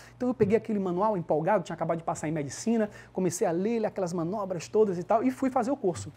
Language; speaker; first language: Portuguese; early bilingual, heritage; Portuguese